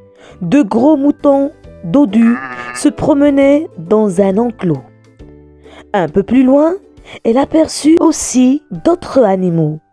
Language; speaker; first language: French; non-native, local second language; Arabic